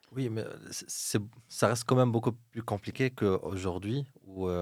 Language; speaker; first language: French; non-native, local second language; Arabic